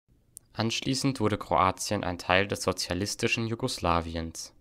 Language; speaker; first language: German; native; German